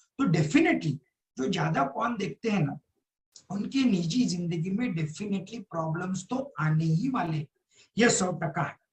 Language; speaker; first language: Hindi; non-native, local second language; Marathi